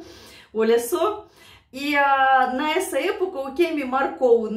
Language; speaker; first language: Portuguese; non-native, learner; Russian